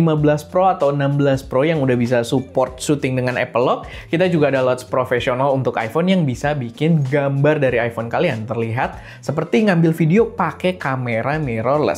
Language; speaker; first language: Indonesian; native; Indonesian